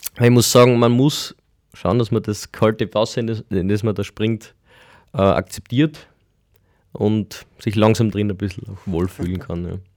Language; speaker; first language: German; native; German